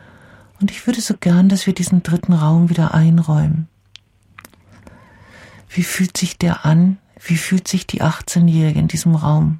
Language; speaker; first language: German; native; German